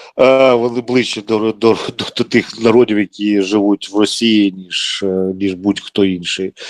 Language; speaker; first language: Ukrainian; non-native, local second language; Russian